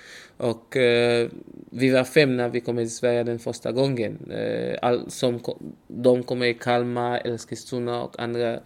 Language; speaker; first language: Swedish; non-native, learner; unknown